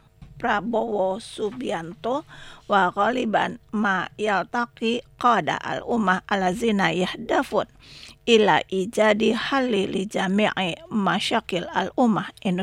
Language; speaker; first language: Arabic; non-native, fluent; Indonesian